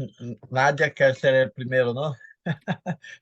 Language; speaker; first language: Spanish; non-native, fluent; Portuguese